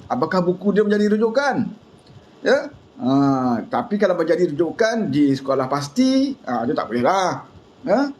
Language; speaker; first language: Malay; native; Malay